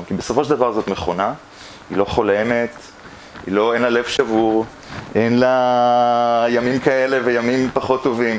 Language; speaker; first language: Hebrew; native; Hebrew